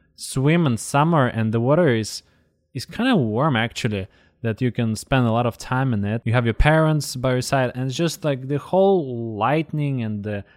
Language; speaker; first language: English; non-native, fluent; Russian